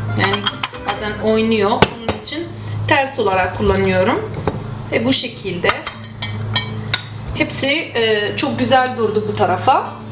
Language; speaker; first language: Turkish; non-native, fluent; Arabic